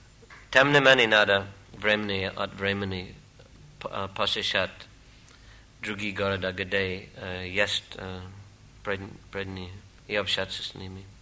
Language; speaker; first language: Russian; non-native, fluent; English